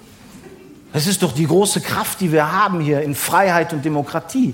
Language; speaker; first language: German; native; German